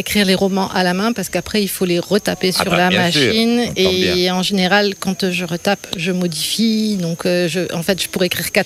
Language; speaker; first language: French; native; French